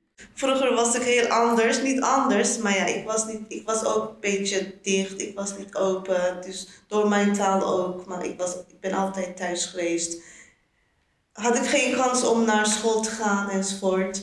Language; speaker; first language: Dutch; non-native, learner; Turkish